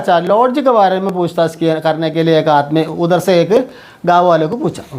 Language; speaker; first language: Hindi; non-native, local second language; Malayalam